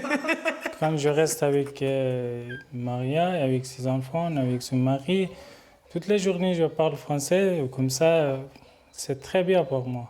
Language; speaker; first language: French; non-native, learner; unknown